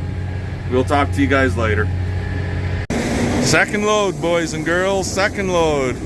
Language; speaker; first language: English; native; English